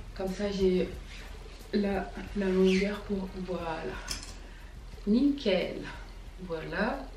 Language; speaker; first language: French; non-native, local second language; Fula